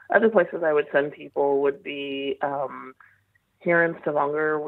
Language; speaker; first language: English; native; English